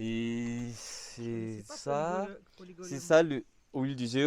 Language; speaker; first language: French; non-native, local second language; Malagasy